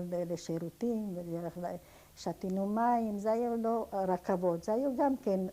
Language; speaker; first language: Hebrew; non-native, fluent; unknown